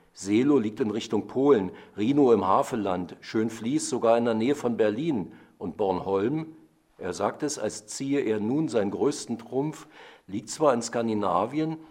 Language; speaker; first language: German; native; German